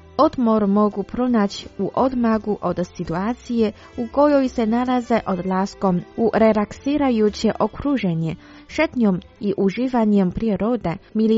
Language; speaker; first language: Croatian; non-native, fluent; Chinese